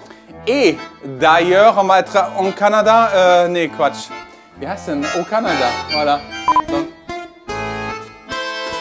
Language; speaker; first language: French; non-native, learner; German